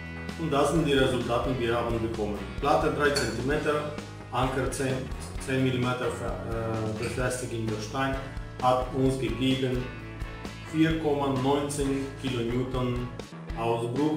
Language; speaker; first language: German; non-native, learner; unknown